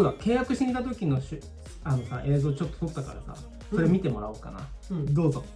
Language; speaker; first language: Japanese; native; Japanese